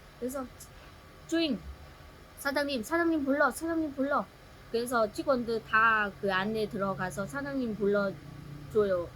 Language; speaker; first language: Korean; non-native, learner; Vietnamese